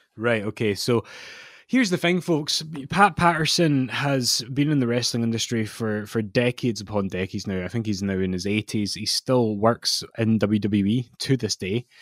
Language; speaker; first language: English; native; English